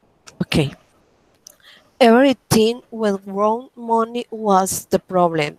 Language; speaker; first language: English; non-native, learner; Spanish